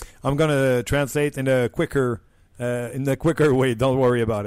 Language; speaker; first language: English; non-native, fluent; French